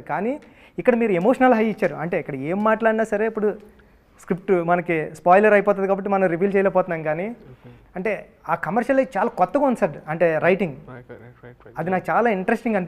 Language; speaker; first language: Telugu; native; Telugu